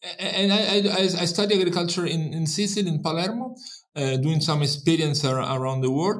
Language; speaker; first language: English; non-native, fluent; Italian